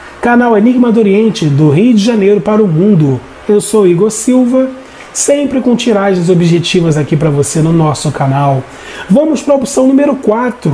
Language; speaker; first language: Portuguese; native; Portuguese